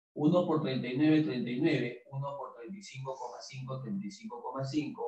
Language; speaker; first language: Spanish; native; Spanish